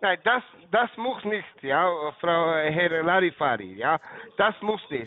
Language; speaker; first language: German; non-native, learner; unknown